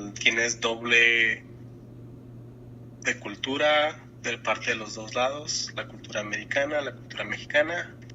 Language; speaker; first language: Spanish; native; Spanish